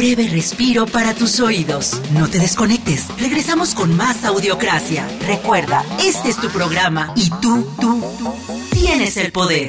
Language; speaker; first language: Spanish; native; Spanish